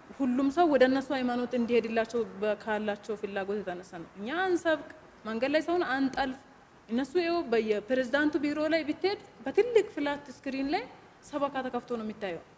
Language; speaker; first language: Amharic; non-native, local second language; Hadiyya